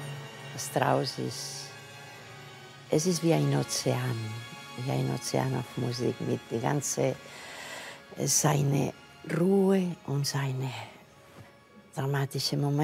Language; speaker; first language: German; non-native, fluent; Catalan